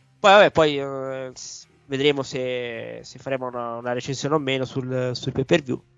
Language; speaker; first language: Italian; native; Italian